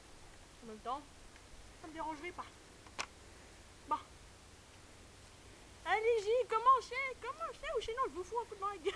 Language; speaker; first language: French; native; French